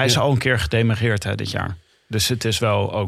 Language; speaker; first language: Dutch; native; Dutch